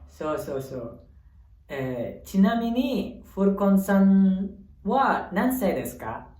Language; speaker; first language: Japanese; non-native, learner; Indonesian